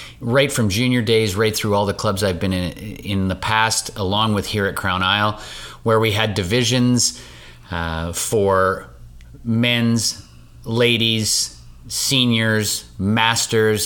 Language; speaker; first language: English; native; English